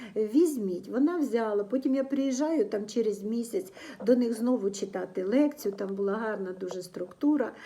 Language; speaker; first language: Ukrainian; non-native, local second language; Russian